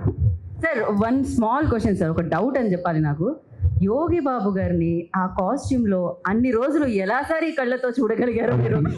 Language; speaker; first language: Telugu; native; Telugu